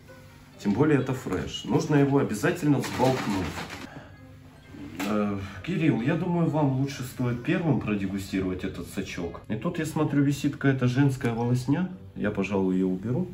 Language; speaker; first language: Russian; native; Russian